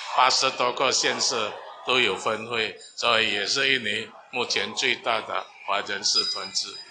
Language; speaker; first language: Chinese; non-native, fluent; Min Nan Chinese